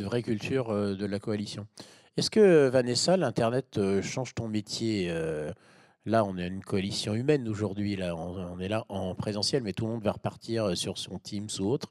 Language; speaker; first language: French; native; French